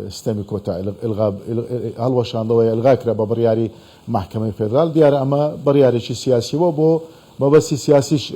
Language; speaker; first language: Central Kurdish; non-native, local second language; Azerbaijani